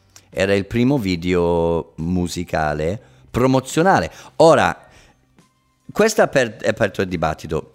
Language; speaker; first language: Italian; non-native, fluent; English